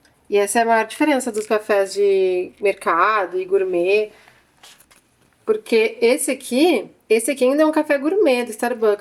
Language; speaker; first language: Portuguese; native; Portuguese